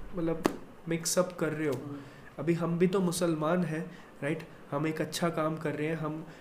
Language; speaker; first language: Hindi; native; Hindi